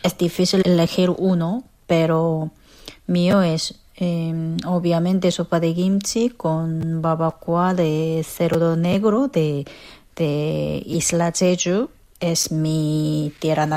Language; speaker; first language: Spanish; non-native, fluent; Korean